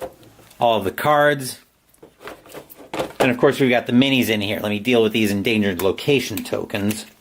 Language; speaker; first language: English; native; English